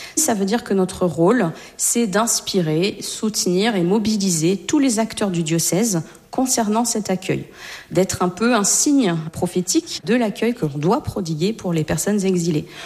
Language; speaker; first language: French; native; French